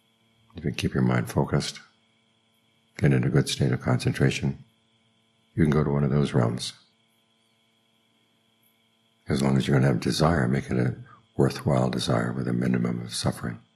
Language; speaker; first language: English; native; English